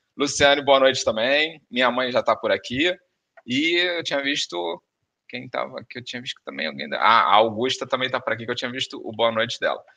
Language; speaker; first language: Portuguese; native; Portuguese